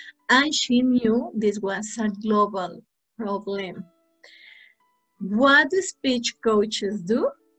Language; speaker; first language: English; non-native, fluent; Spanish